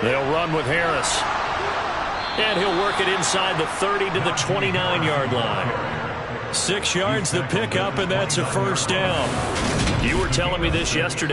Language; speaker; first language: English; native; English